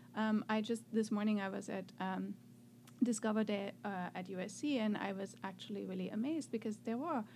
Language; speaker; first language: English; non-native, fluent; German